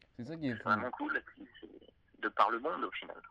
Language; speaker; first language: French; native; French